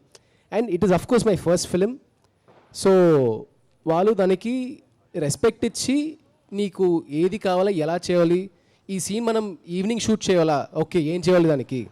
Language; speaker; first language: Telugu; early bilingual, heritage; Telugu